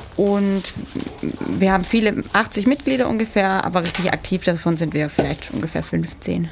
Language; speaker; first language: German; native; German